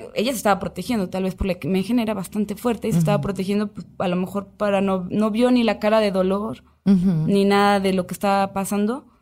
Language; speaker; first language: Spanish; native; Spanish